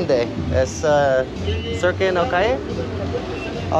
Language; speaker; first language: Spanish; non-native, learner; English